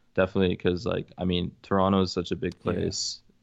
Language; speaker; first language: English; early bilingual, other home language; Arabic